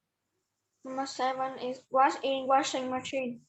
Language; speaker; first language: English; non-native, learner; Vietnamese